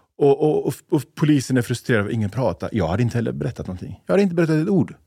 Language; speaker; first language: Swedish; early bilingual, other home language; Persian